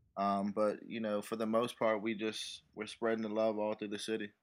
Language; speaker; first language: English; native; English